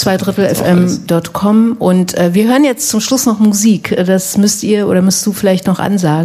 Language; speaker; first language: German; native; German